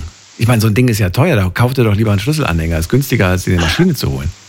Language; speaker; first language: German; native; German